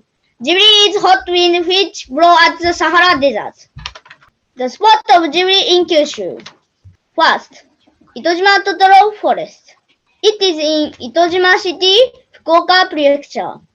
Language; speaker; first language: English; non-native, learner; Japanese